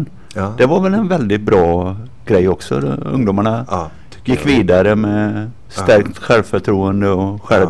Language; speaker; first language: Swedish; native; Swedish